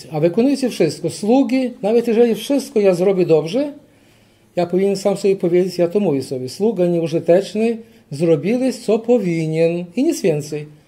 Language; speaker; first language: Polish; early bilingual, heritage; Polish